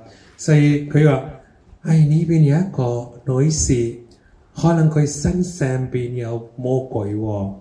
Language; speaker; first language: Cantonese; early bilingual, heritage; Cantonese